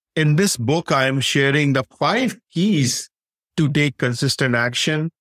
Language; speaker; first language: English; non-native, local second language; Hindi